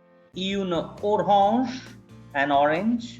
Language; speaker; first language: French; non-native, fluent; Bangla